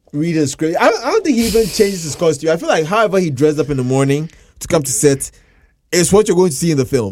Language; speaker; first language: English; non-native, local second language; Akan